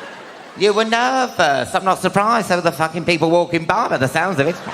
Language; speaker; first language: English; native; English